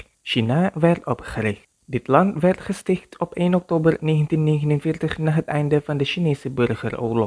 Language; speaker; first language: Dutch; non-native, fluent; Indonesian